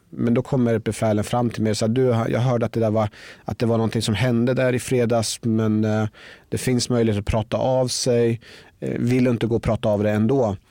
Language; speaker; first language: Swedish; early bilingual, other home language; Persian